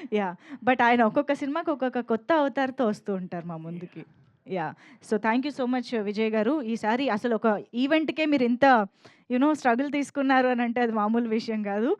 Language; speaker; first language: Telugu; native; Telugu